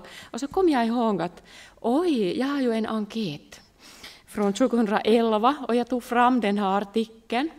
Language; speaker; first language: Swedish; non-native, local second language; Finnish